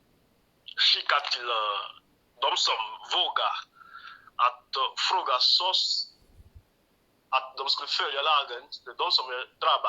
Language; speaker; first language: Swedish; non-native, learner; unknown